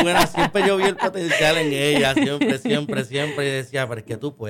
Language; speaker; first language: Spanish; native; Spanish